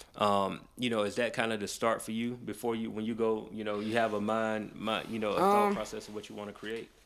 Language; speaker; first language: English; native; English